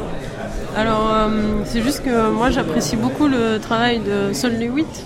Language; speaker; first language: French; native; French